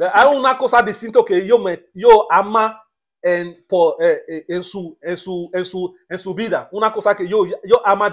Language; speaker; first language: Spanish; non-native, learner; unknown